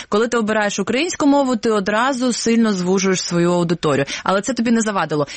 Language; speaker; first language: Ukrainian; non-native, local second language; Russian